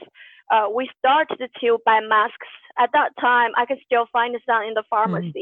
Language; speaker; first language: English; non-native, fluent; Chinese